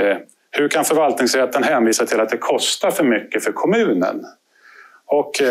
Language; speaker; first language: Swedish; native; Swedish